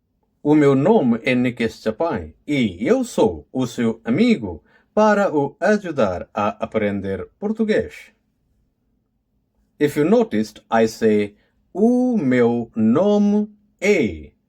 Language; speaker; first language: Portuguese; non-native, fluent; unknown